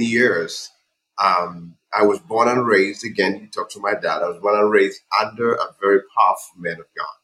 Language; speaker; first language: English; non-native, local second language; Ganda